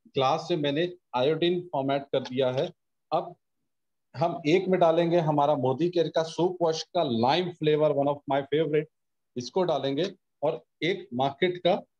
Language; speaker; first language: Hindi; native; Hindi